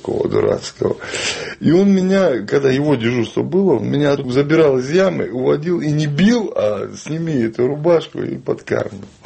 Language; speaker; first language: Russian; non-native, local second language; Chechen